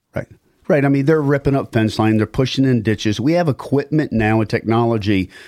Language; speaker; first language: English; native; English